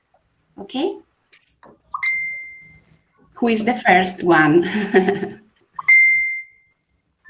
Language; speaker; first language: English; non-native, fluent; Spanish